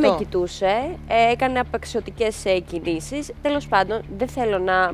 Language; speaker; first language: Greek; native; Greek